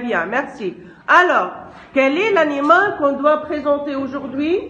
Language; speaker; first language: French; non-native, local second language; Arabic